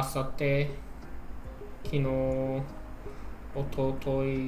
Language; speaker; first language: Japanese; non-native, learner; English